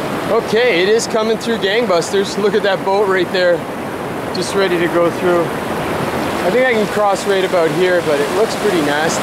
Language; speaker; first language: English; native; English